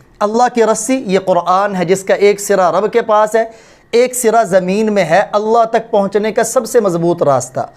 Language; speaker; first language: Urdu; native; Urdu